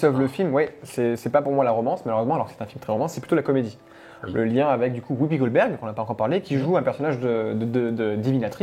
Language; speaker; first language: French; native; French